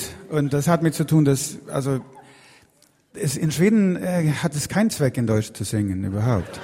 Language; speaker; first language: German; non-native, fluent; Swedish